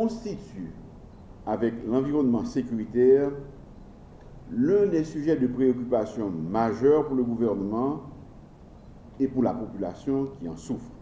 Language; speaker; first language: French; non-native, local second language; Haitian Creole